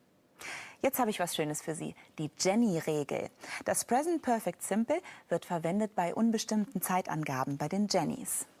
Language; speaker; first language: German; native; German